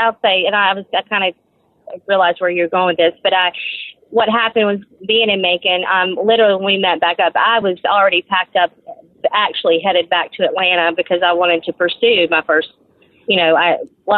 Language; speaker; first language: English; native; English